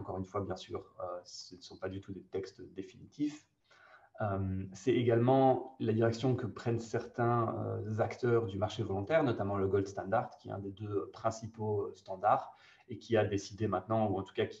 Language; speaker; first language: French; native; French